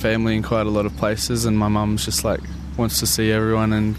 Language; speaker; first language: English; native; English